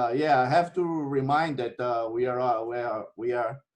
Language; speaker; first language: English; non-native, fluent; Portuguese